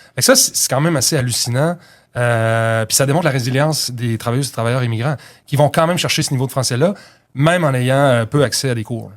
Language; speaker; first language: French; native; French